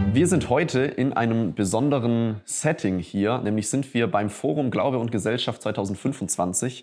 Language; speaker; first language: German; native; German